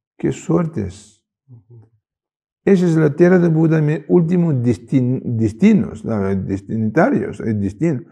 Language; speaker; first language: Spanish; non-native, learner; Tibetan